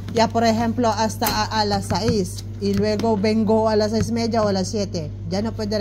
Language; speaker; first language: Spanish; non-native, learner; Filipino